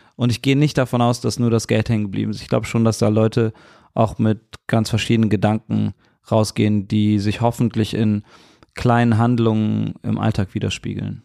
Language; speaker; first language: German; native; German